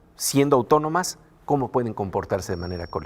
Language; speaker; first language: Spanish; native; Spanish